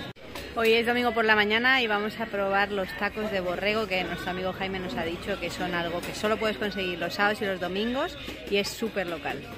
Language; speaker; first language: Spanish; native; Spanish